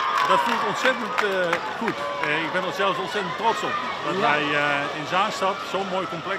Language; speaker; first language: Dutch; native; Dutch